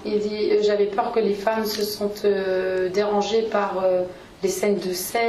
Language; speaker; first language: French; native; French